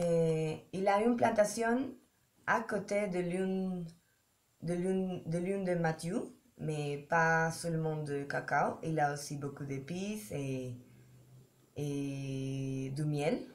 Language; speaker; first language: French; non-native, learner; Spanish